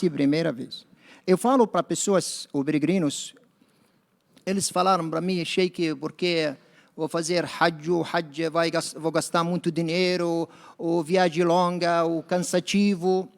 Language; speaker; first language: Portuguese; non-native, learner; Arabic